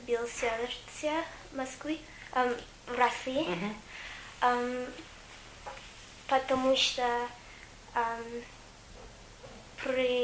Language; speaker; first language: Russian; non-native, learner; English